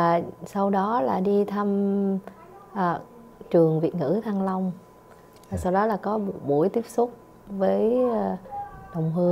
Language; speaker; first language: Vietnamese; native; Vietnamese